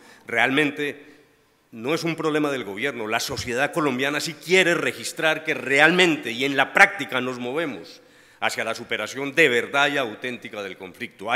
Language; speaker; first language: Spanish; native; Spanish